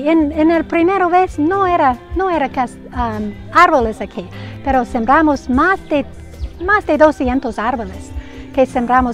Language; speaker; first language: Spanish; non-native, learner; English